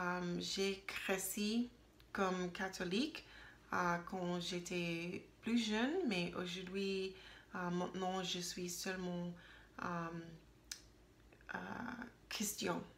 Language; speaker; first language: French; non-native, learner; English